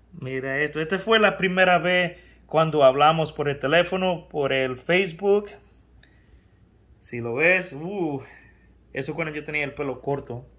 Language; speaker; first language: Spanish; early bilingual, heritage; Spanish